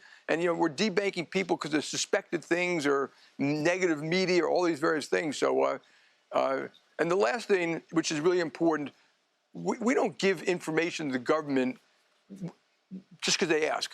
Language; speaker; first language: English; native; English